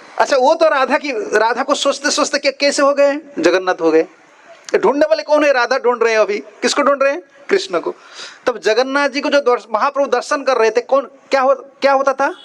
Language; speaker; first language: Hindi; non-native, local second language; Odia